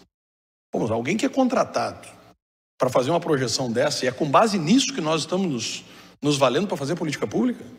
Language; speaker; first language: Portuguese; native; Portuguese